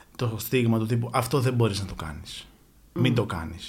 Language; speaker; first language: Greek; native; Greek